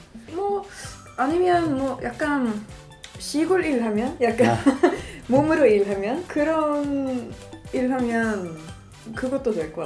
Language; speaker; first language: Korean; non-native, learner; Swedish